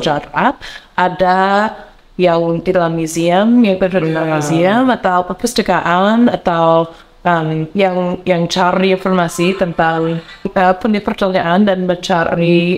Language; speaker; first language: Indonesian; non-native, learner; English